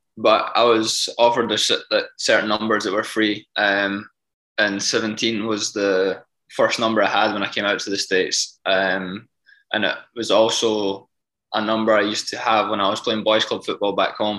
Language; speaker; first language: English; native; English